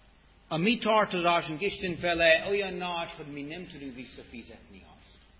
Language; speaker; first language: Hungarian; non-native, fluent; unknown